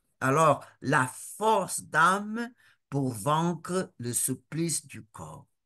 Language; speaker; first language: French; non-native, fluent; Portuguese